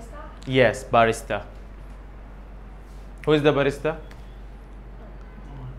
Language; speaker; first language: English; non-native, learner; Arabic